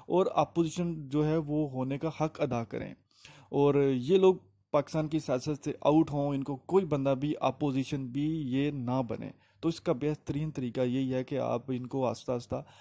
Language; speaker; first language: Urdu; native; Urdu